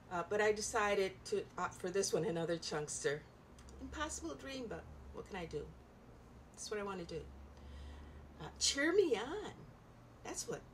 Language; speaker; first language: English; non-native, local second language; Spanish